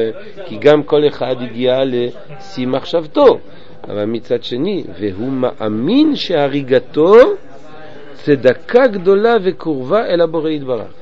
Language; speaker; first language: Hebrew; non-native, fluent; French